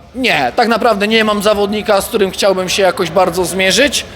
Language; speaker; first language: Polish; native; Polish